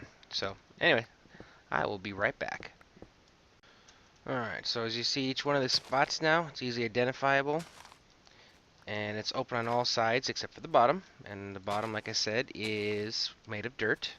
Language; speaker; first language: English; native; English